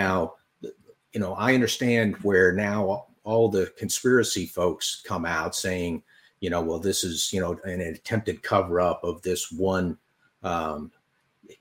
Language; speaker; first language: English; native; English